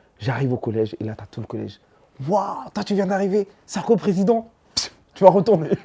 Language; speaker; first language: French; early bilingual, other home language; Dyula